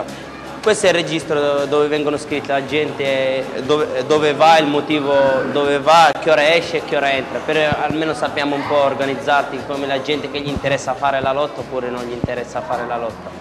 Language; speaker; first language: Italian; non-native, fluent; Arabic